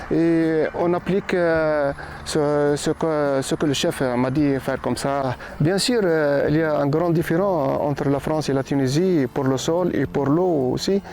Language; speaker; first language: French; non-native, learner; Arabic